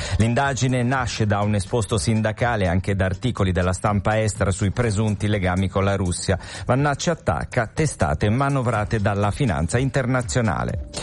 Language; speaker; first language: Italian; native; Italian